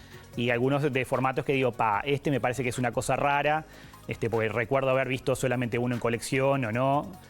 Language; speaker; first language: Spanish; native; Spanish